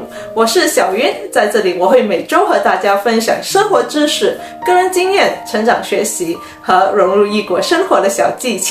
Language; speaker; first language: Chinese; native; Chinese